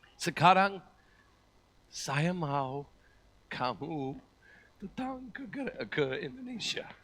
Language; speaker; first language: Indonesian; non-native, learner; English